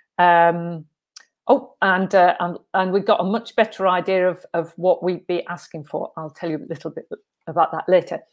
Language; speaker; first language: English; native; English